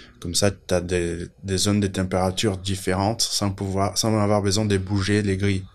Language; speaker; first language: French; non-native, fluent; Portuguese